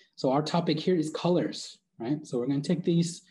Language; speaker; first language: English; native; English